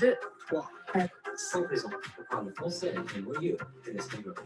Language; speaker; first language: French; non-native, learner; English